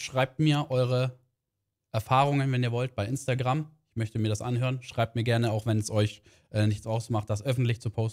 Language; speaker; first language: German; native; German